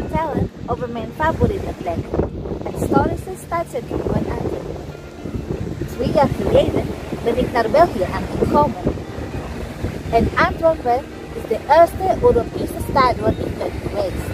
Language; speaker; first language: Dutch; non-native, learner; Filipino